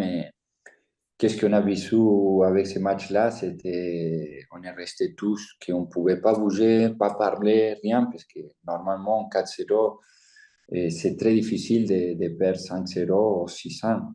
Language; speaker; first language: French; non-native, fluent; Spanish